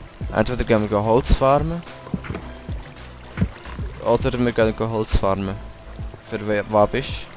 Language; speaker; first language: German; native; German